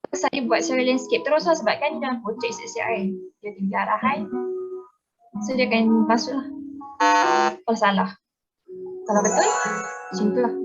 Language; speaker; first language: Malay; native; Malay